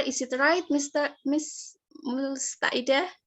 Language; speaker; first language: English; non-native, learner; Indonesian